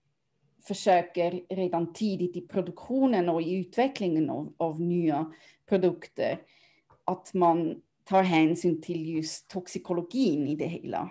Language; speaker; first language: Swedish; non-native, fluent; German